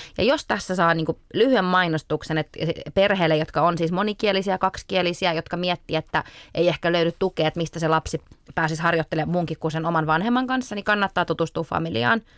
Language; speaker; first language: Finnish; early bilingual, other home language; Arabic